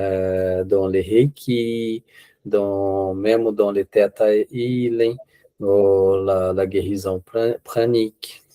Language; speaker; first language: French; non-native, fluent; Portuguese